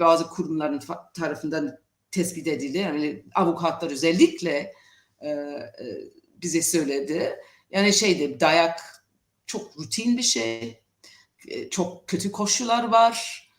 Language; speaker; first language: Turkish; non-native, fluent; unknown